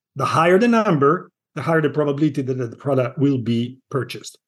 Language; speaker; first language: English; non-native, fluent; Italian